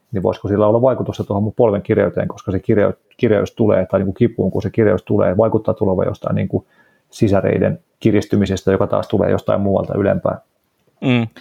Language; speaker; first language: Finnish; native; Finnish